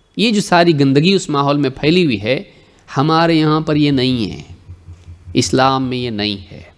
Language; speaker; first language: Urdu; native; Urdu